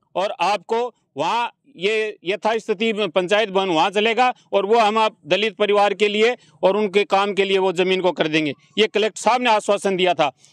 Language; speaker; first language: Hindi; native; Hindi